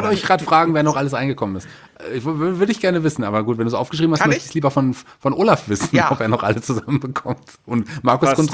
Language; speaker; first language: German; native; German